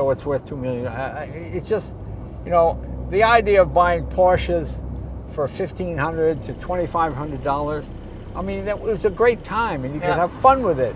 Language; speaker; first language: English; native; English